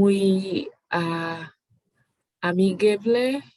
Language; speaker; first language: Spanish; non-native, learner; English